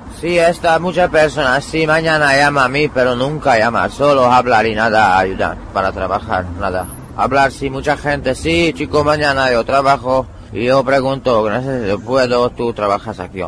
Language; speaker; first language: Spanish; non-native, learner; Hungarian